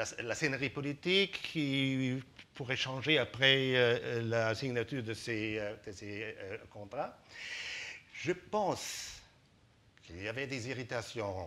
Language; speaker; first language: French; non-native, fluent; German